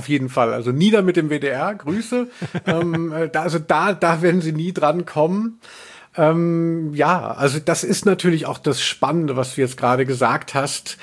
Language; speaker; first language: German; native; German